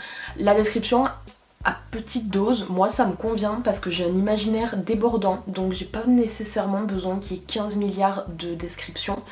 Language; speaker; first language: French; native; French